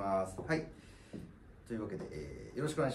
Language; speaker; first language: Japanese; native; Japanese